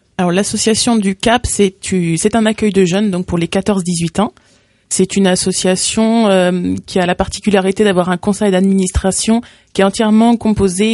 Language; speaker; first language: French; native; French